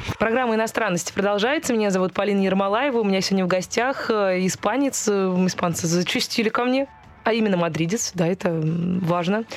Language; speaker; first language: Russian; native; Russian